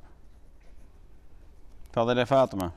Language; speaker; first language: Arabic; native; Arabic